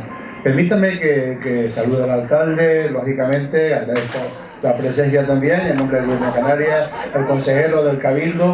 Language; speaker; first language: Spanish; native; Spanish